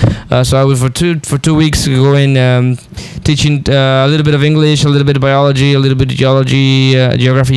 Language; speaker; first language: English; non-native, fluent; Spanish